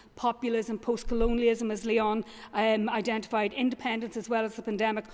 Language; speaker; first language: English; native; English